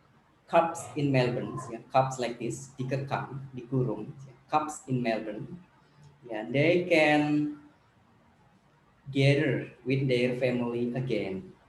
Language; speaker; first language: English; non-native, learner; Indonesian